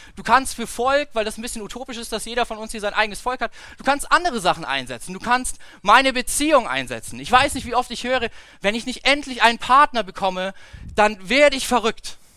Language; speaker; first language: German; native; German